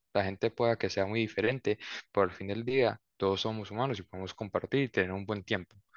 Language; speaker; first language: Spanish; early bilingual, heritage; Spanish